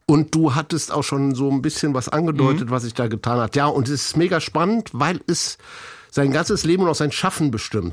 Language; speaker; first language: German; native; German